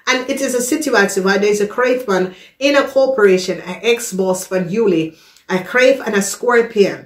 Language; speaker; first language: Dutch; non-native, learner; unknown